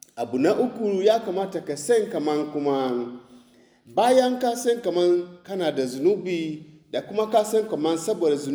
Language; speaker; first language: Hausa; non-native, local second language; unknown